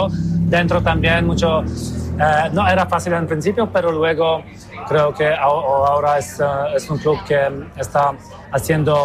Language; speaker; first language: Spanish; non-native, learner; Polish